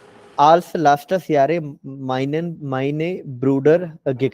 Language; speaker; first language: German; non-native, learner; Hindi